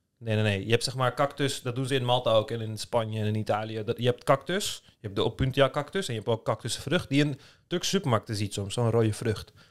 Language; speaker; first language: Dutch; early bilingual, other home language; Turkish